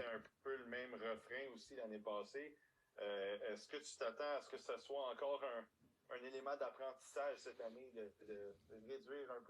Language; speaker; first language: French; native; French